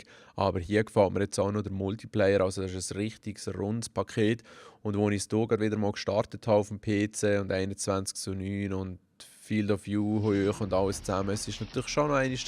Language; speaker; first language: German; native; German